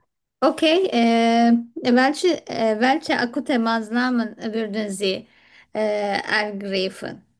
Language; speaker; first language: German; non-native, fluent; Turkish